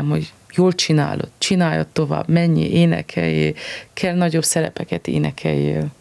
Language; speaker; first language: Hungarian; early bilingual, heritage; Hungarian